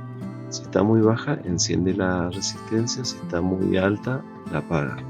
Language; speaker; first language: Spanish; native; Spanish